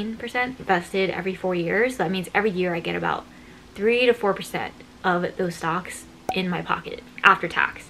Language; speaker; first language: English; native; English